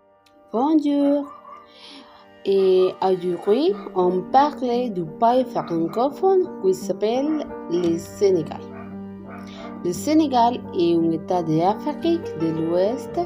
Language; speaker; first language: French; non-native, learner; Spanish